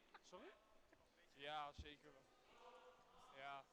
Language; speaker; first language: Dutch; native; Dutch